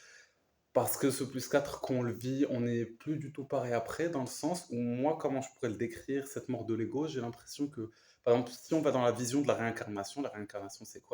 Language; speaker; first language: French; native; French